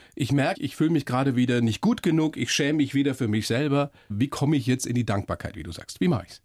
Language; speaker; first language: German; native; German